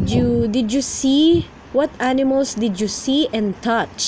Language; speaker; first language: English; non-native, local second language; Filipino